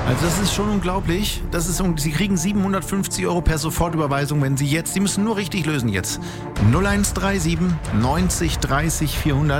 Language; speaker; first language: German; native; German